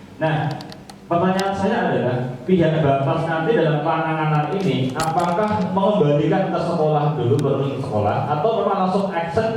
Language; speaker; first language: Indonesian; native; Indonesian